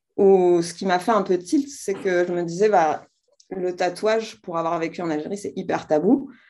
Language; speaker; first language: French; non-native, local second language; Arabic